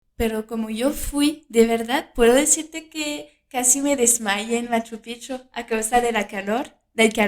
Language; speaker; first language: Spanish; non-native, fluent; French